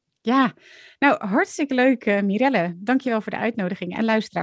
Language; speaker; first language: Dutch; native; Dutch